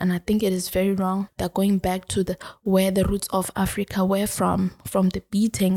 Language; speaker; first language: English; non-native, local second language; Tswana